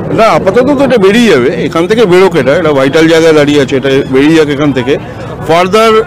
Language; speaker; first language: Bangla; native; Bangla